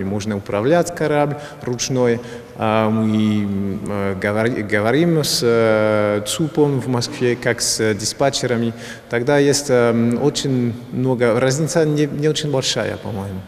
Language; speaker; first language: Russian; non-native, fluent; French